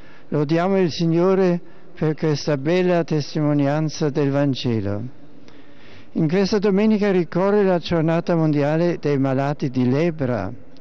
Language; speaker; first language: Italian; non-native, fluent; German